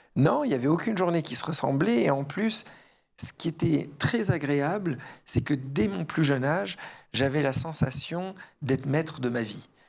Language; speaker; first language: French; early bilingual, other home language; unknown